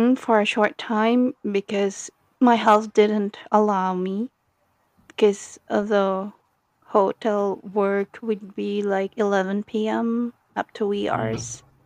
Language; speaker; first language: English; non-native, local second language; Iloko